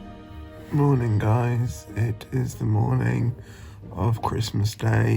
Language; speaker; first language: English; native; English